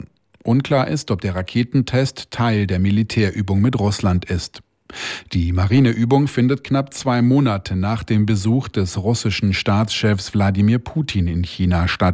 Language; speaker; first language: German; native; German